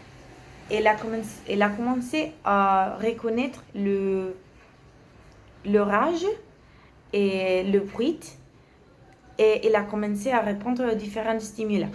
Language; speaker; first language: French; non-native, learner; Spanish